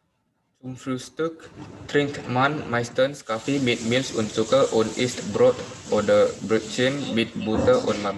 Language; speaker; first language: German; non-native, learner; Indonesian